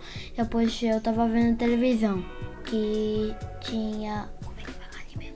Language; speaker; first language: Portuguese; early bilingual, heritage; Portuguese